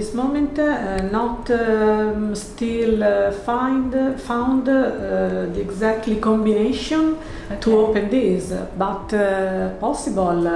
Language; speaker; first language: English; non-native, learner; Italian